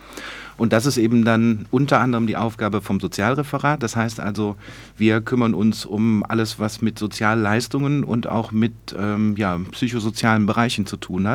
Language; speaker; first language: German; native; German